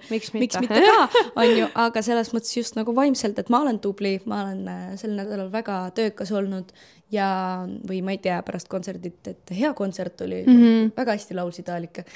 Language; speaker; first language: Estonian; non-native, local second language; Russian